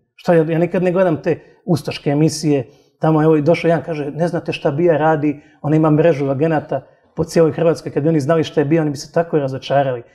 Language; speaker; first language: Serbian; native; Serbian